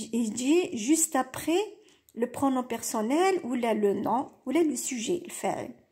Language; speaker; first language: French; non-native, local second language; Arabic